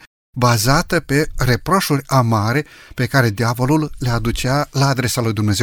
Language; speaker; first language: Romanian; native; Romanian